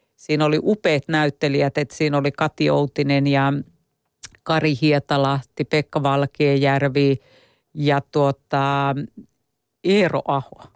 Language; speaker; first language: Finnish; native; Finnish